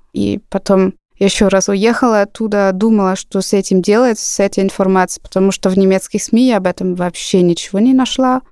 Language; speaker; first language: Russian; non-native, fluent; German